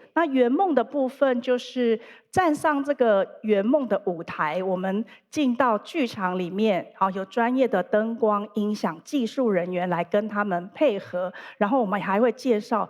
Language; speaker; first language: Chinese; native; Chinese